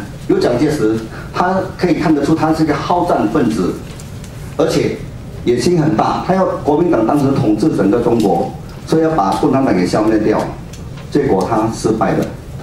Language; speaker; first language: Chinese; native; Chinese